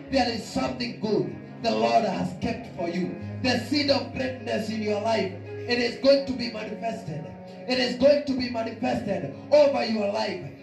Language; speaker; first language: English; non-native, local second language; Kikuyu